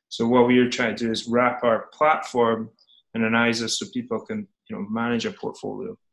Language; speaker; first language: English; native; English